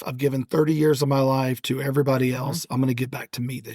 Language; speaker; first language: English; native; English